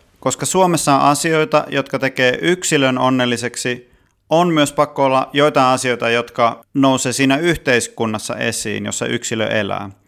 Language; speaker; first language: Finnish; native; Finnish